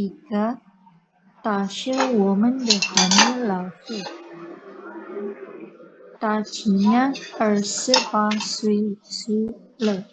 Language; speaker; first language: Chinese; non-native, learner; Indonesian